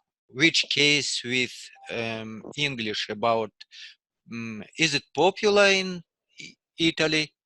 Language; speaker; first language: English; non-native, learner; Russian